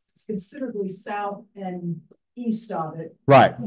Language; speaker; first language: English; native; English